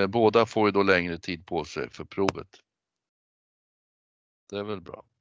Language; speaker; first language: Swedish; native; Swedish